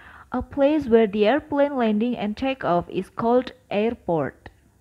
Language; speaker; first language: English; non-native, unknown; Indonesian